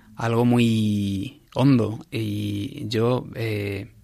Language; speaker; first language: Spanish; native; Spanish